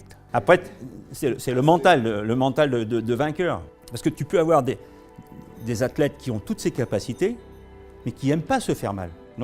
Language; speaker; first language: French; native; French